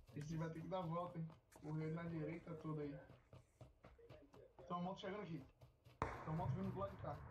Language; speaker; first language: Portuguese; native; Portuguese